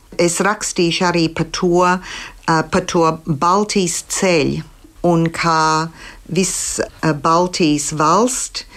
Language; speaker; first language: Latvian; early bilingual, heritage; Latvian